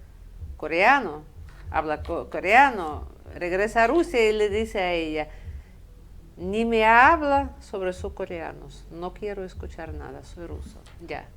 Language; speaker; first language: Spanish; non-native, fluent; Russian